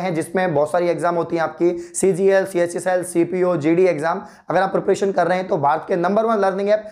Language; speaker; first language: Hindi; native; Hindi